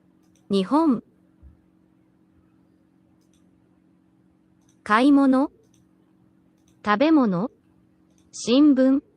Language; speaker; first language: Japanese; non-native, learner; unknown